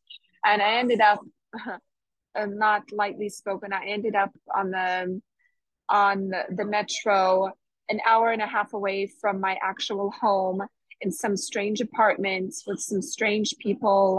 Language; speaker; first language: English; native; English